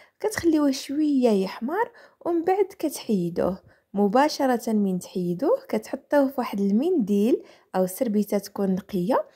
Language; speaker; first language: Arabic; native; Arabic